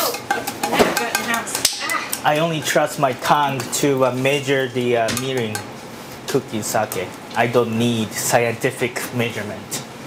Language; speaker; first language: English; non-native, fluent; Japanese